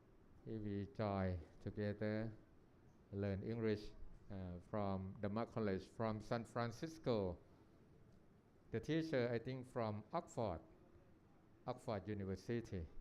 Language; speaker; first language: English; non-native, learner; Thai